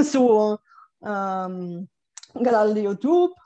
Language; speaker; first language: Italian; non-native, fluent; Bulgarian